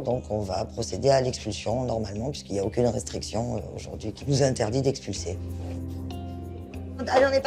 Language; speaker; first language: French; native; French